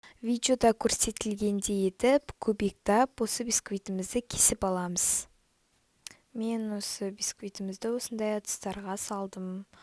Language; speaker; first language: Kazakh; native; Kazakh